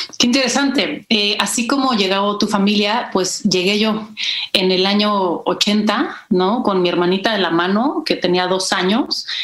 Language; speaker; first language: Spanish; early bilingual, other home language; Polish